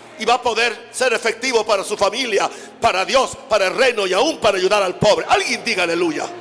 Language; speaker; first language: Spanish; non-native, fluent; English